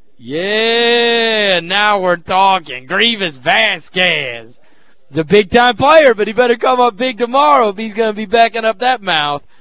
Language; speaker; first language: English; native; English